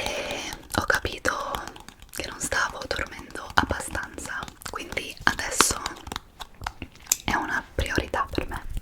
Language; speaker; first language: Italian; non-native, fluent; English